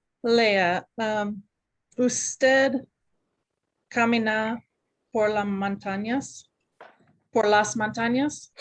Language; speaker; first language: Spanish; non-native, learner; English